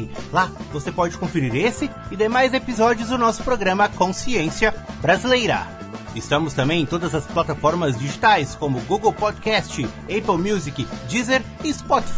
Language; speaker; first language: Portuguese; native; Portuguese